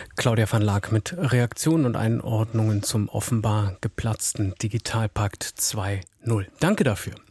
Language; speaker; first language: German; native; German